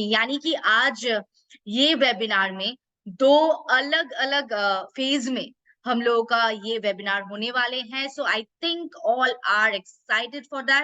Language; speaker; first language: Hindi; native; Hindi